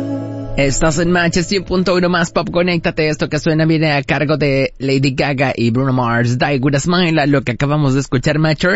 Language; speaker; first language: Spanish; native; Spanish